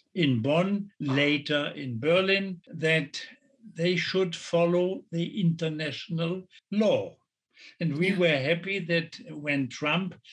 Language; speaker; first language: English; non-native, fluent; German